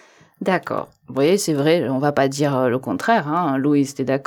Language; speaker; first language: French; native; French